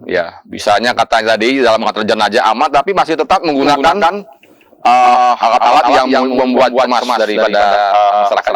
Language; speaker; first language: Indonesian; native; Indonesian